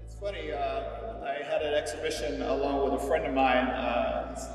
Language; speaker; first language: English; native; English